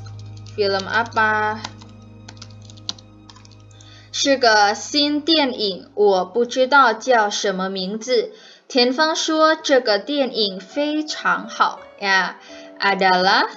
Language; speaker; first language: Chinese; non-native, fluent; Indonesian